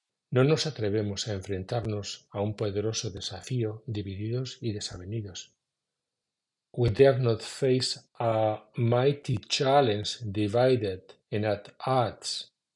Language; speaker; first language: English; non-native, fluent; Spanish